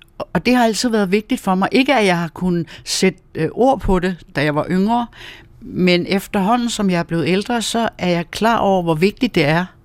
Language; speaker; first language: Danish; native; Danish